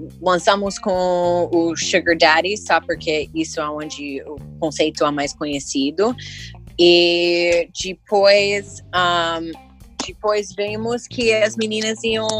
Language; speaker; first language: Portuguese; early bilingual, heritage; English